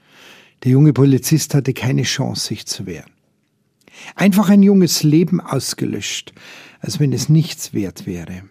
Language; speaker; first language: German; native; German